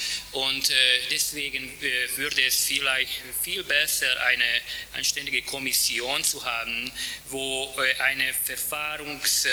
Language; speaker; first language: German; non-native, fluent; Hungarian